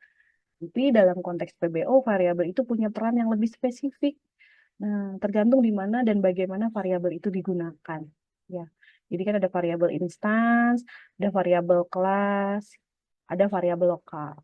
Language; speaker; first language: Indonesian; native; Indonesian